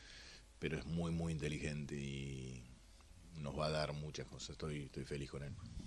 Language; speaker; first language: Spanish; native; Spanish